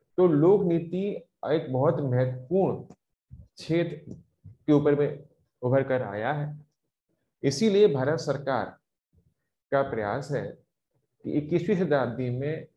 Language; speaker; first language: Hindi; native; Hindi